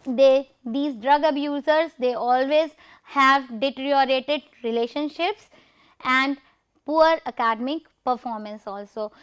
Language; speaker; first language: English; non-native, local second language; Hindi